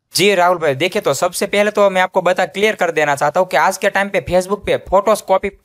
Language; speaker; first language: Hindi; non-native, local second language; Gujarati